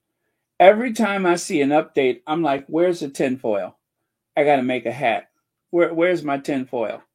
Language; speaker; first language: English; native; English